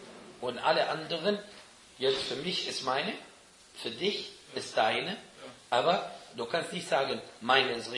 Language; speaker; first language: German; non-native, fluent; Arabic